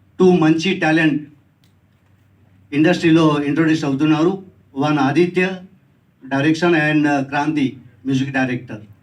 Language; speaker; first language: Telugu; non-native, learner; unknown